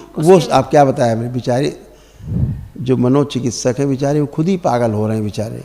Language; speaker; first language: Hindi; native; Hindi